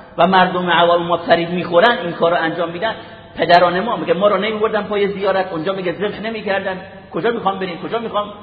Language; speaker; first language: Persian; native; Persian